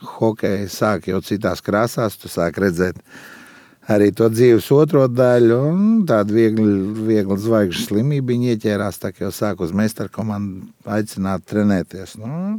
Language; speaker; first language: Latvian; native; Latvian